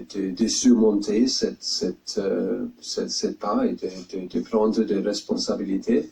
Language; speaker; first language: French; non-native, fluent; German